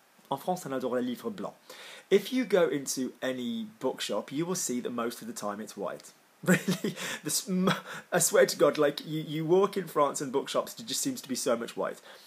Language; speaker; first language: English; native; English